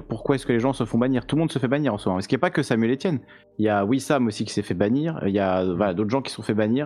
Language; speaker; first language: French; native; French